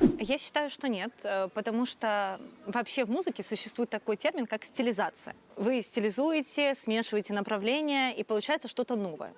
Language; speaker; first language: Russian; non-native, local second language; Crimean Tatar